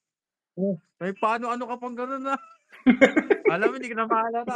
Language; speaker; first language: Filipino; native; Filipino